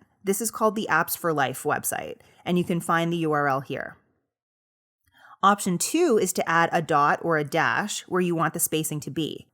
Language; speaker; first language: English; native; English